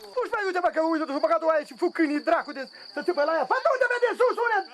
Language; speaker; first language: Romanian; native; Romanian